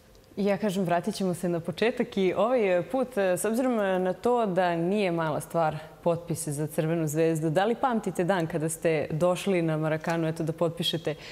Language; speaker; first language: Serbian; native; Serbian